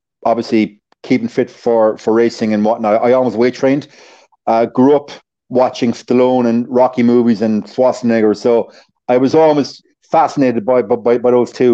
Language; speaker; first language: English; native; English